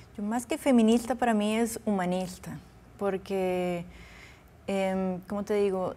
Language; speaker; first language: Spanish; native; Spanish